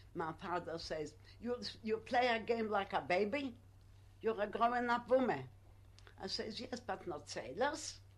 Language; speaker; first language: English; non-native, learner; Polish